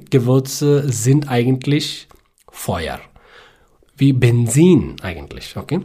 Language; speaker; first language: German; non-native, learner; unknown